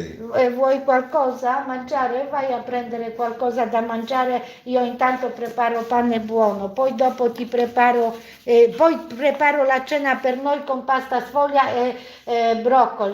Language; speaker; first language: Italian; non-native, learner; Polish